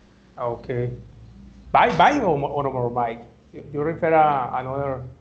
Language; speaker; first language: English; non-native, learner; Spanish